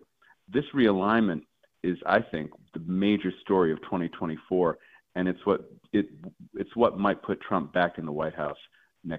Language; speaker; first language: English; native; English